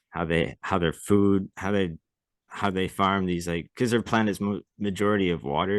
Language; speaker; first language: English; native; English